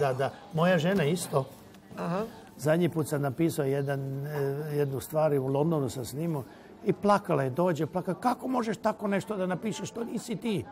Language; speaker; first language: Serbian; non-native, local second language; Hungarian